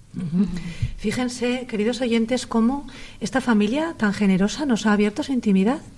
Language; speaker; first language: Spanish; native; Spanish